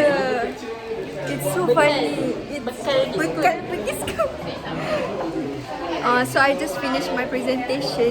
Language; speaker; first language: English; non-native, local second language; Malay